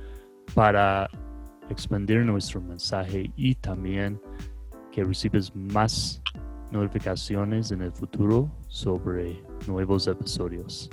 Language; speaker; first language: Spanish; non-native, fluent; English